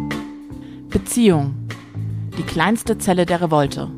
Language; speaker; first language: German; native; German